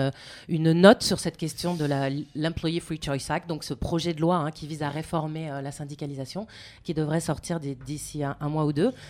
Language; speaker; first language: French; native; French